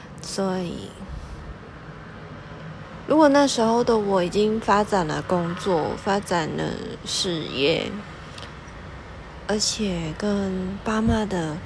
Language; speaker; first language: Chinese; non-native, local second language; Cantonese